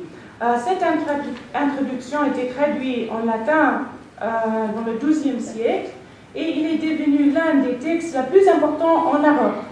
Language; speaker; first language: French; non-native, fluent; English